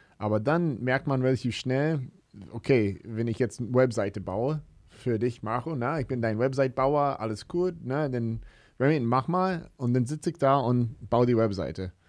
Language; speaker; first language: German; non-native, fluent; English